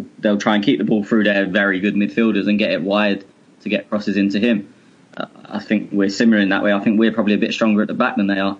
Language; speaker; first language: English; native; English